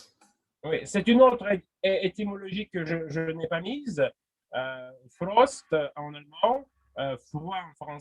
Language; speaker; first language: French; non-native, fluent; Russian